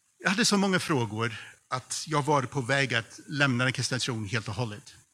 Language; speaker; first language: Swedish; non-native, fluent; English